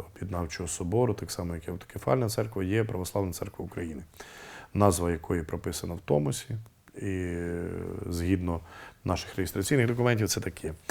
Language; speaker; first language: Ukrainian; native; Ukrainian